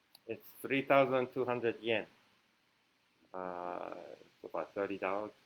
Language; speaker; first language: English; non-native, fluent; Japanese